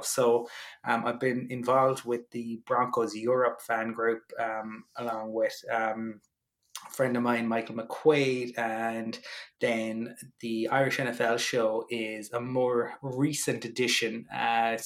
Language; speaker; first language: English; native; English